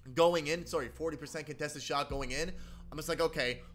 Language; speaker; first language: English; native; English